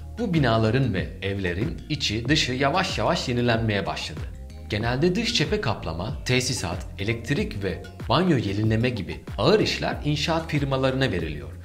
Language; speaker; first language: Turkish; native; Turkish